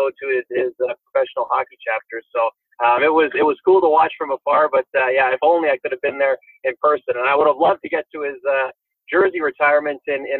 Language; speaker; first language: English; native; English